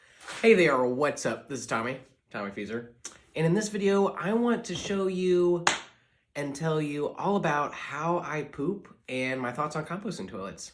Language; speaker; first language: English; native; English